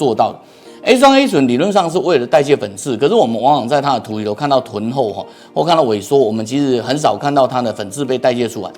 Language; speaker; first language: Chinese; native; Chinese